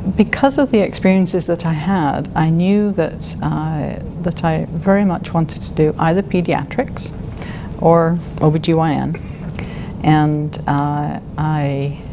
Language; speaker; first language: English; native; English